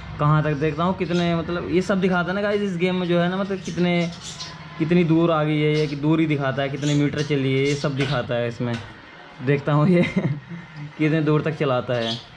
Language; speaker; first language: Hindi; native; Hindi